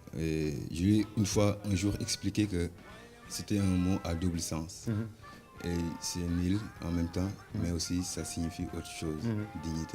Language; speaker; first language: French; non-native, local second language; Wolof